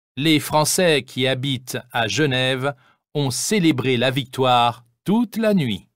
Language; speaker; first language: French; native; French